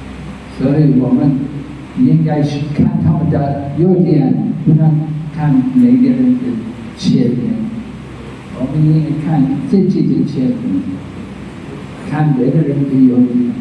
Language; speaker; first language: Chinese; non-native, fluent; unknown